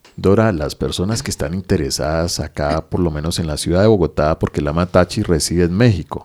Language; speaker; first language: Spanish; native; Spanish